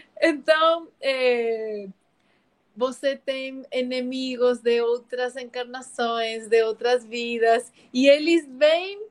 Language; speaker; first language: Portuguese; non-native, learner; Spanish